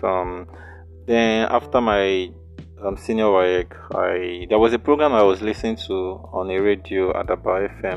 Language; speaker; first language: English; non-native, local second language; Igbo